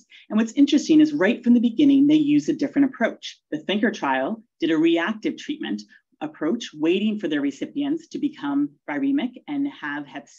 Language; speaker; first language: English; native; English